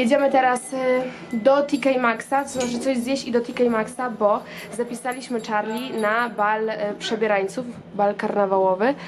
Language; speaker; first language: Polish; native; Polish